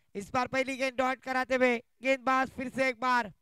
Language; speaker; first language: Hindi; non-native, local second language; Marathi